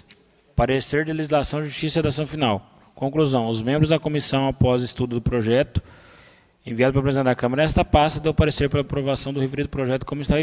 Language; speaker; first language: Portuguese; native; Portuguese